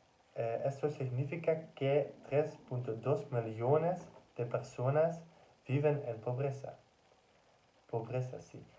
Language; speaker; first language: Spanish; non-native, learner; Dutch